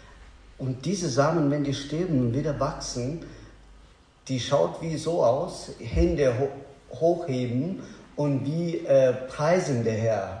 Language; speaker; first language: German; non-native, learner; Azerbaijani